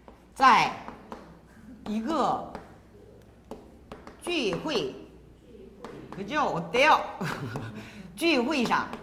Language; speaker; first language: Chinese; non-native, fluent; Korean